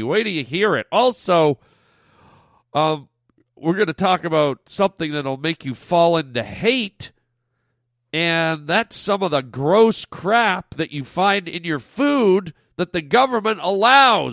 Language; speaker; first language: English; native; English